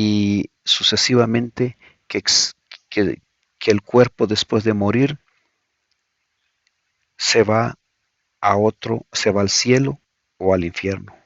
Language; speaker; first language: Spanish; native; Spanish